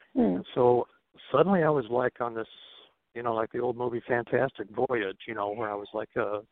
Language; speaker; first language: English; native; English